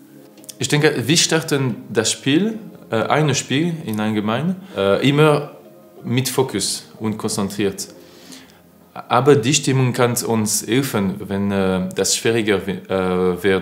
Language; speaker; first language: German; non-native, learner; French